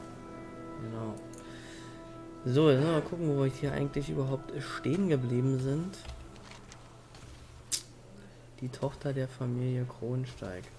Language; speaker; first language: German; native; German